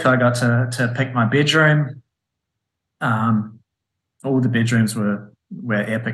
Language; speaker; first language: English; native; English